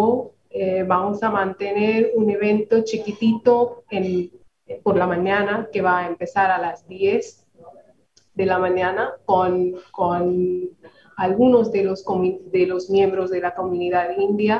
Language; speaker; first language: Spanish; non-native, fluent; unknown